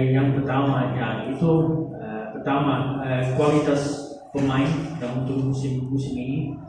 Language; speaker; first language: Indonesian; non-native, fluent; Dutch